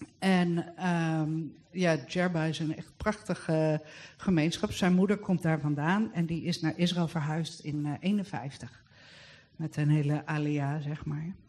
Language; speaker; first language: Dutch; native; Dutch